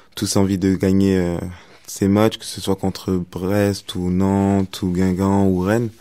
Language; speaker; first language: French; native; French